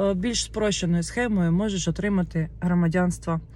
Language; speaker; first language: Ukrainian; native; Ukrainian